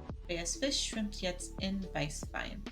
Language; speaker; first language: German; non-native, learner; English